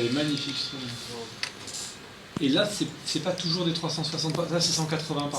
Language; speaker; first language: French; native; French